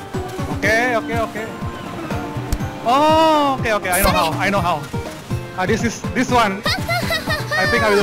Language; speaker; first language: English; non-native, fluent; Indonesian